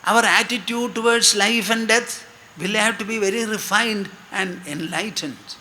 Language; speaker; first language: English; non-native, local second language; Malayalam